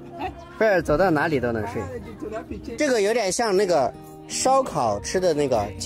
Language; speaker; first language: Chinese; non-native, fluent; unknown